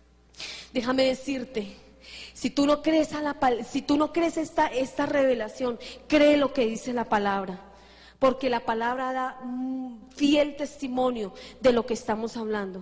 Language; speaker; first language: Spanish; native; Spanish